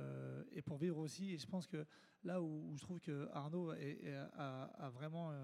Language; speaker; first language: French; native; French